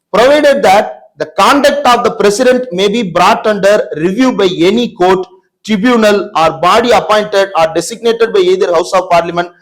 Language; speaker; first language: English; non-native, local second language; Tamil